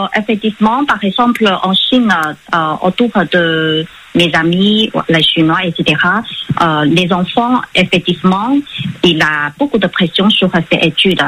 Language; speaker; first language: French; non-native, fluent; Chinese